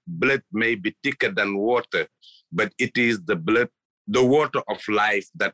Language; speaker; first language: English; non-native, fluent; Wolof